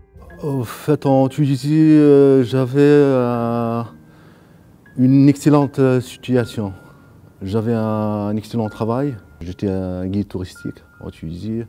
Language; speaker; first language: French; non-native, local second language; Arabic